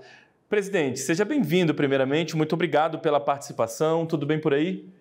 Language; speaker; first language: Portuguese; native; Portuguese